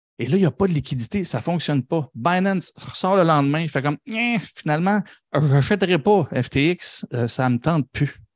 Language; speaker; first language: French; native; French